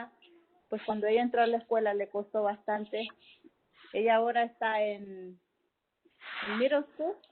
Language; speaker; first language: Spanish; early bilingual, heritage; Spanish